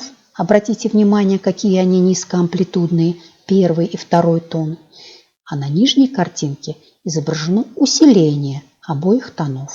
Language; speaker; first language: Russian; native; Russian